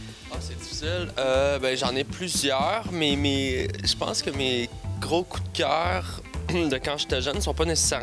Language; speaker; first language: French; native; French